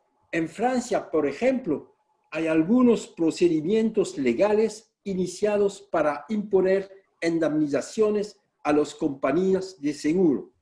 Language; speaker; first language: Spanish; non-native, fluent; French